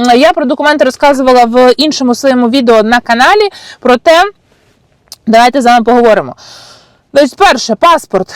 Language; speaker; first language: Ukrainian; non-native, local second language; Russian